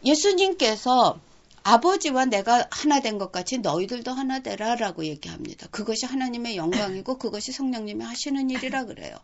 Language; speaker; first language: Korean; native; Korean